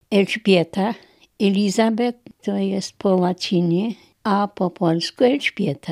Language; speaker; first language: Polish; non-native, local second language; German